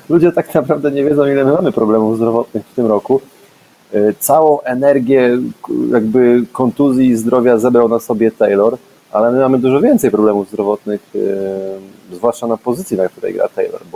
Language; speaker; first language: Polish; native; Polish